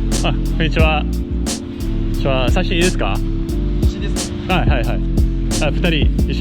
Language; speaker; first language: Japanese; non-native, learner; English